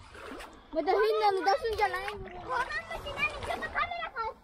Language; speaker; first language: Japanese; native; Japanese